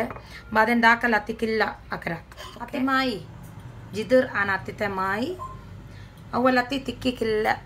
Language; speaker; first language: Arabic; non-native, learner; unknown